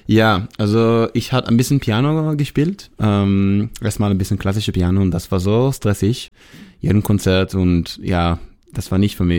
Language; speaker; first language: German; non-native, learner; Hebrew